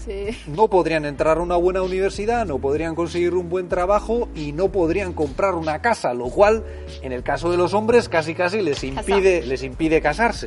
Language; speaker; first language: Spanish; native; Spanish